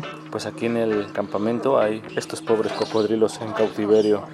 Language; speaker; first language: Spanish; native; Spanish